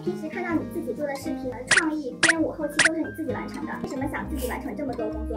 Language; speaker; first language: Chinese; native; Chinese